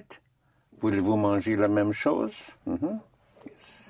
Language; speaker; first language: French; non-native, fluent; English